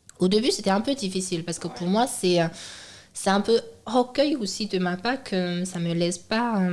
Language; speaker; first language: French; non-native, fluent; Chinese